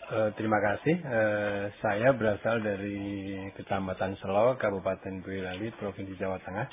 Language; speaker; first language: Indonesian; non-native, local second language; Javanese